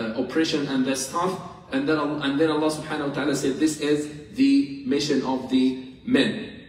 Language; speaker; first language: English; non-native, fluent; Arabic